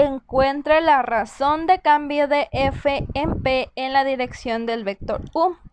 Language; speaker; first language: Spanish; native; Spanish